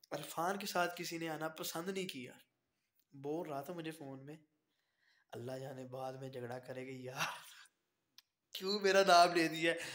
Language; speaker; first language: Urdu; native; Urdu